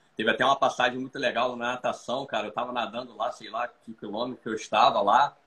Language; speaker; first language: Portuguese; native; Portuguese